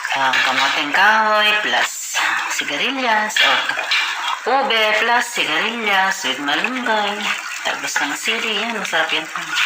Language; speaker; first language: Filipino; non-native, local second language; Iloko